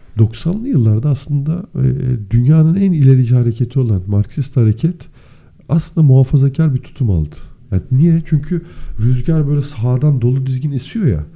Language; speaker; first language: Turkish; native; Turkish